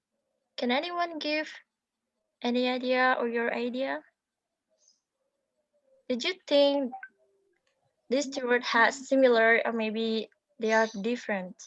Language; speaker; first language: English; non-native, learner; Indonesian